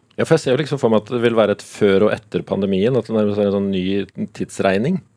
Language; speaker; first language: Norwegian; native; Norwegian